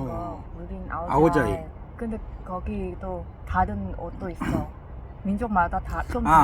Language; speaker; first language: Korean; non-native, learner; Vietnamese